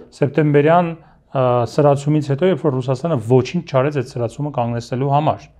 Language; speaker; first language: Armenian; native; Armenian